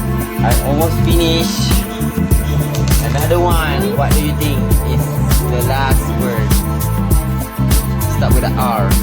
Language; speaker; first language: English; non-native, local second language; Malay